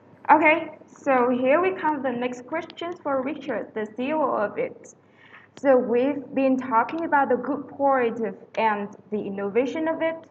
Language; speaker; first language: English; non-native, fluent; Vietnamese